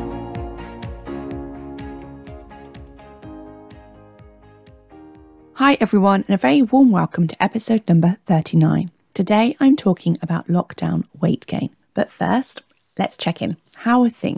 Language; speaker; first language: English; native; English